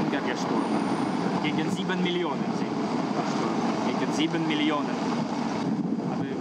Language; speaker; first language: German; non-native, fluent; Ukrainian